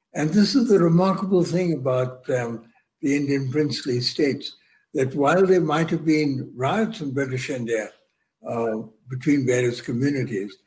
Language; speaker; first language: English; non-native, local second language; Punjabi